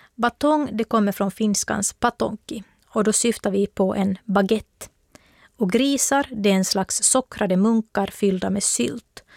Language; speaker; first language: Swedish; native; Swedish